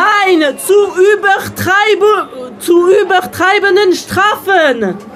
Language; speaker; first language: German; non-native, local second language; French